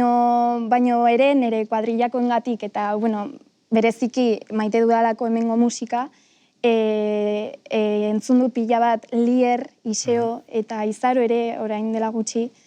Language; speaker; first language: Basque; non-native, local second language; Spanish